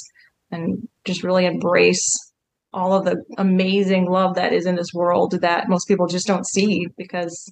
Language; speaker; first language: English; native; English